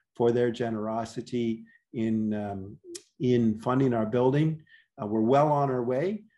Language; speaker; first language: English; native; English